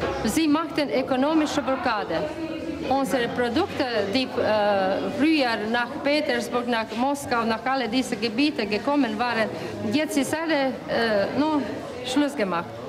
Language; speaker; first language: German; non-native, learner; Latvian